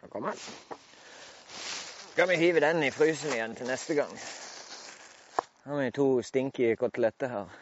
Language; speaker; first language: Norwegian; native; Norwegian